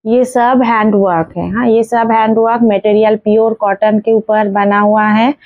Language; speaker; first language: Hindi; non-native, local second language; Bangla